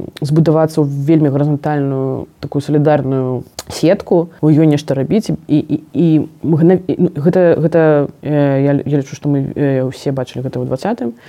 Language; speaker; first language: Belarusian; non-native, local second language; Russian